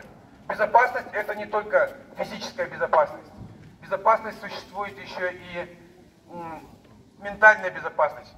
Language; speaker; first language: Russian; non-native, local second language; Romanian